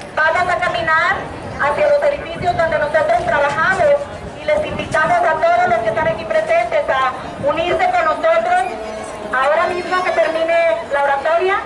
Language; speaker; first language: Spanish; native; Spanish